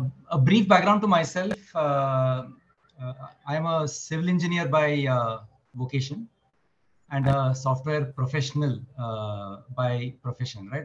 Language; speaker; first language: English; non-native, local second language; Marathi